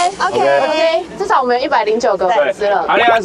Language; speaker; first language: Chinese; native; Chinese